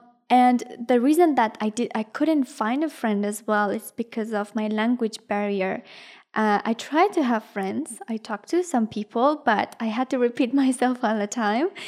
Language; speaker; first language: English; non-native, fluent; Persian